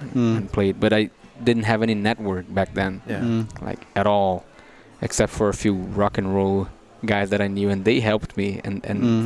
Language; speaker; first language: English; non-native, fluent; Portuguese